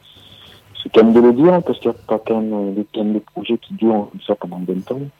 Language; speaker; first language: French; native; French